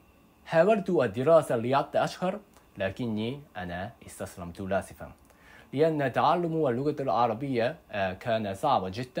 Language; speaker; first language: Arabic; non-native, learner; Japanese